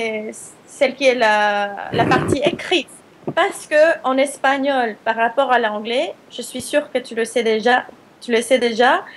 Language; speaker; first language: French; non-native, fluent; Spanish